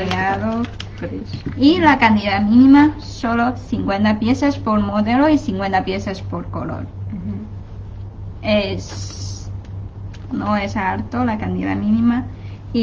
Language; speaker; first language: Spanish; non-native, fluent; Chinese